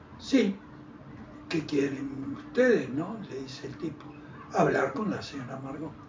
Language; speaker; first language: Spanish; native; Spanish